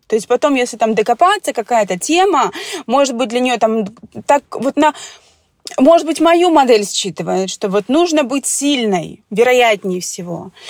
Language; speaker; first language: Russian; native; Russian